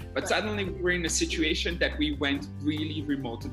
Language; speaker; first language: English; non-native, fluent; Slovak